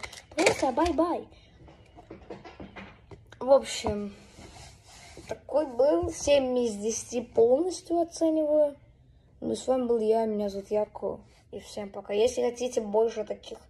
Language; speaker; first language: Russian; early bilingual, heritage; Russian